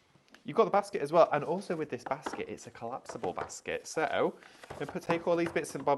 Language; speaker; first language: English; native; English